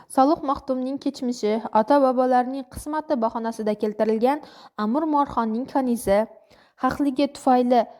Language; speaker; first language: Uzbek; non-native, local second language; Kara-Kalpak